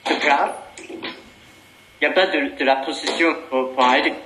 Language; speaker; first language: French; non-native, fluent; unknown